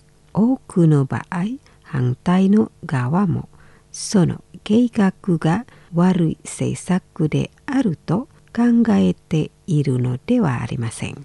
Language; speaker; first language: Japanese; non-native, fluent; Indonesian